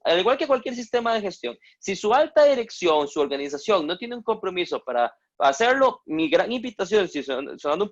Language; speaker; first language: Spanish; native; Spanish